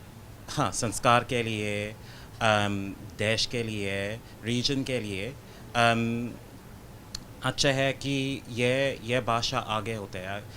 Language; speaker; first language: Hindi; non-native, fluent; English